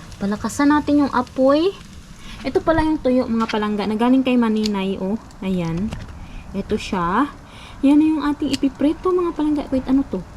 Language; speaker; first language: Filipino; non-native, local second language; Cebuano